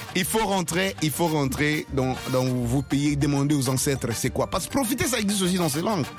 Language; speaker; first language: French; non-native, local second language; Lingala